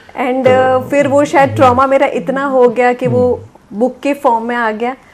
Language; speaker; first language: Hindi; native; Hindi